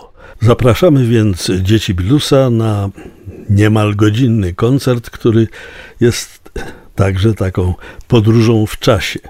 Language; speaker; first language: Polish; native; Polish